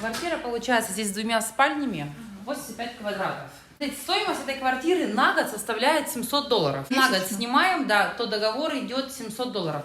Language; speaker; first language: Russian; native; Russian